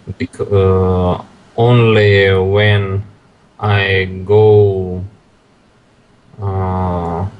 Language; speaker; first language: English; non-native, learner; Russian